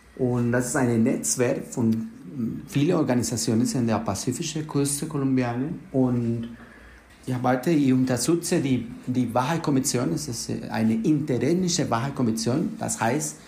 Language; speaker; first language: German; non-native, learner; Spanish